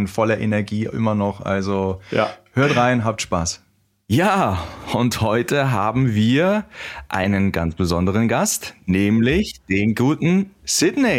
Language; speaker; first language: German; native; German